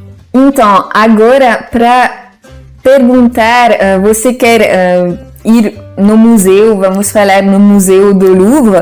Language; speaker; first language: Portuguese; non-native, fluent; French